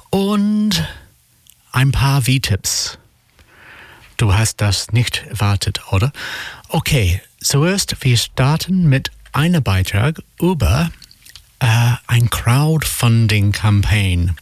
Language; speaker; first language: German; non-native, learner; English